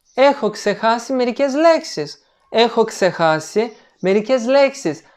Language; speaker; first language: Greek; non-native, fluent; Turkish